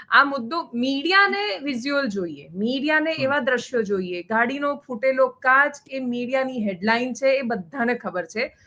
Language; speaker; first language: Gujarati; native; Gujarati